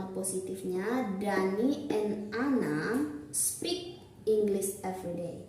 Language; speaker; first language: English; non-native, learner; Indonesian